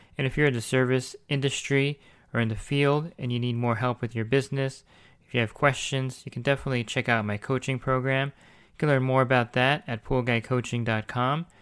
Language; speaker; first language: English; native; English